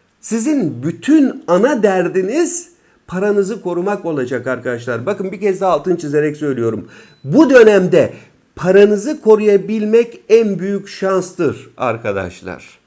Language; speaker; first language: Turkish; native; Turkish